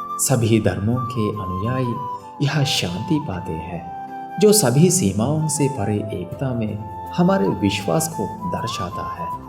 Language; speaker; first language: Hindi; non-native, fluent; Sinhala